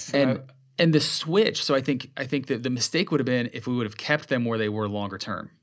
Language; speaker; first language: English; native; English